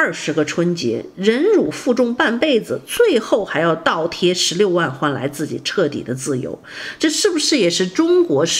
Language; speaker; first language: Chinese; native; Chinese